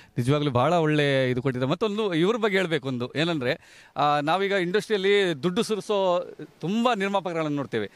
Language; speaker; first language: Kannada; non-native, local second language; Tulu